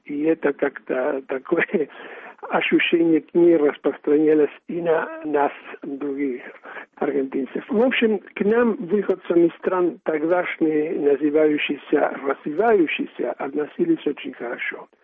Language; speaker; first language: Russian; non-native, fluent; Spanish